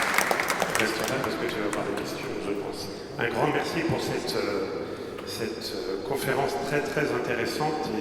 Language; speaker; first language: French; native; French